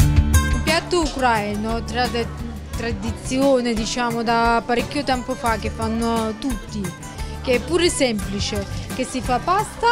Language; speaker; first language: Italian; non-native, learner; Ukrainian